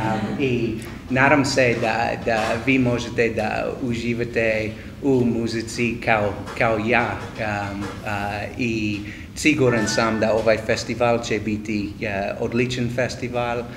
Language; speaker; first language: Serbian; non-native, learner; English